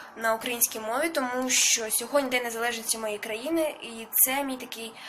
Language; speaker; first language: Ukrainian; non-native, local second language; Russian